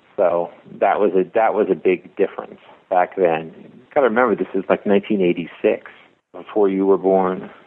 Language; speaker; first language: English; native; English